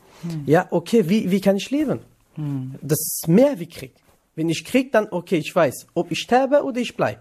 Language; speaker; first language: German; non-native, learner; Kurdish